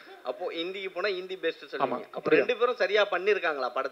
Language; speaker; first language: Tamil; native; Tamil